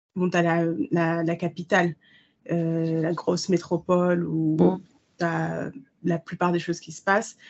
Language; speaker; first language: French; native; French